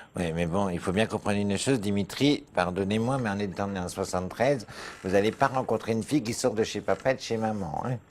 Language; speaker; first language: French; native; French